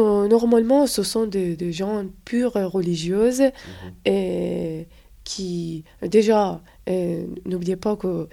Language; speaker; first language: French; non-native, fluent; Persian